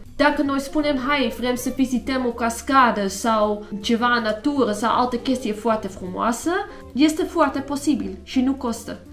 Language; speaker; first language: Romanian; non-native, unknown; Dutch